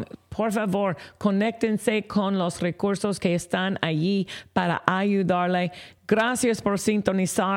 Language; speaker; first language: Spanish; non-native, fluent; English